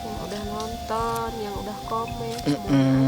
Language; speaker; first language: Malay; non-native, local second language; Sundanese